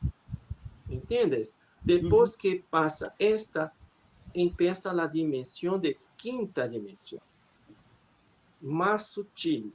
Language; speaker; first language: Spanish; non-native, learner; Portuguese